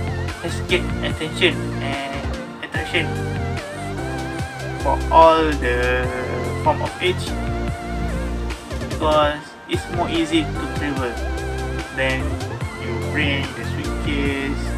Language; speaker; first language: English; non-native, learner; Malay